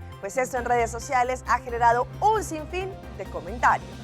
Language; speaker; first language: Spanish; native; Spanish